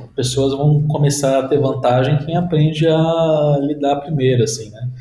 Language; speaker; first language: Portuguese; native; Portuguese